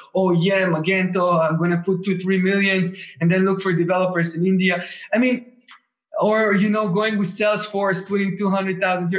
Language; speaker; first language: English; non-native, fluent; Russian